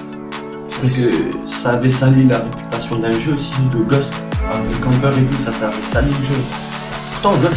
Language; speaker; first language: French; native; French